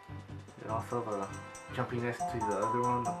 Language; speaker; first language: English; native; English